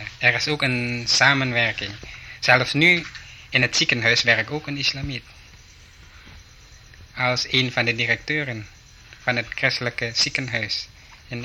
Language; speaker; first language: Dutch; early bilingual, heritage; Dutch